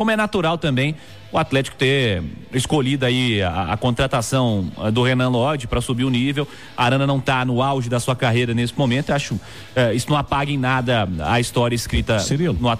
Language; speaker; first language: Portuguese; native; Portuguese